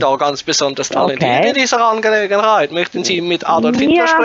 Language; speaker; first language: German; native; German